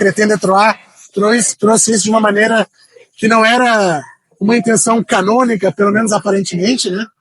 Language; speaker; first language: Portuguese; native; Portuguese